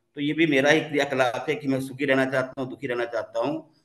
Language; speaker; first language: Hindi; native; Hindi